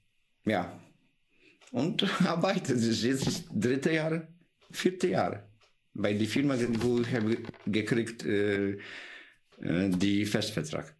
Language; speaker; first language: German; non-native, learner; Polish